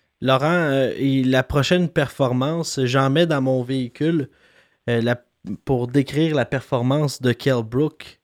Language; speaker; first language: French; native; French